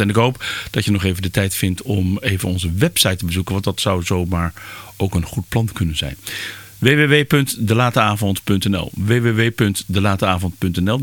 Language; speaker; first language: Dutch; native; Dutch